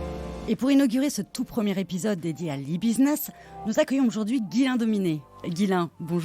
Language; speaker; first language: French; native; French